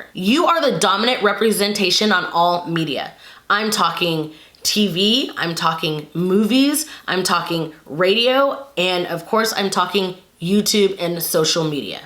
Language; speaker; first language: English; native; English